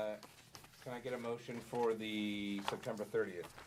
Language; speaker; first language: English; native; English